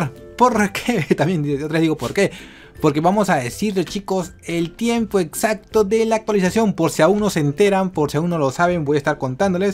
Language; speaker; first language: Spanish; native; Spanish